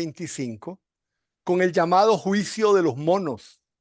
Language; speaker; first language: Spanish; native; Spanish